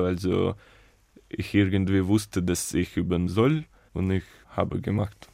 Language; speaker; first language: German; non-native, fluent; Russian